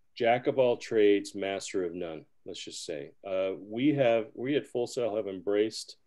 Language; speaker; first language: English; early bilingual, other home language; Spanish